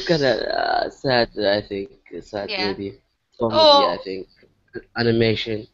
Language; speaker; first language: English; non-native, learner; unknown